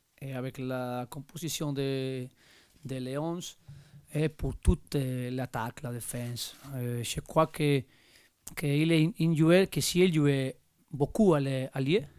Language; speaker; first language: French; non-native, learner; Spanish